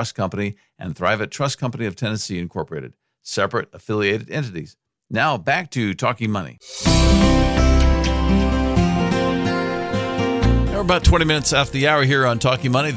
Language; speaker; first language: English; native; English